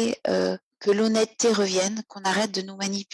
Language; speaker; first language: French; native; French